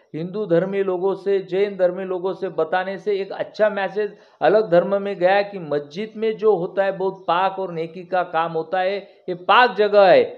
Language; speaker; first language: Hindi; non-native, local second language; Marathi